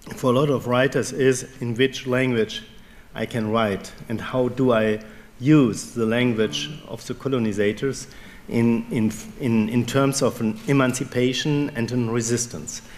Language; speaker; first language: English; non-native, fluent; German